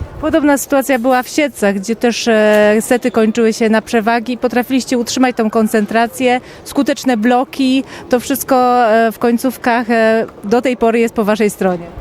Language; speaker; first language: Polish; native; Polish